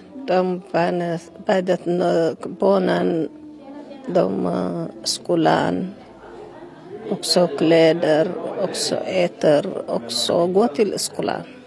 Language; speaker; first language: Swedish; non-native, learner; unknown